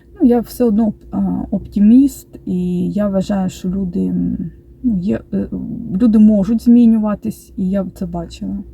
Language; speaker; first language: Ukrainian; non-native, local second language; Russian